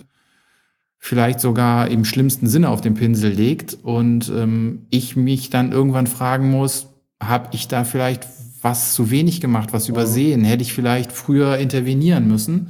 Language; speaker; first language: German; native; German